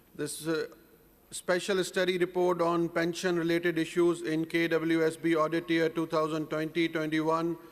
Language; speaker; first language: English; non-native, local second language; Urdu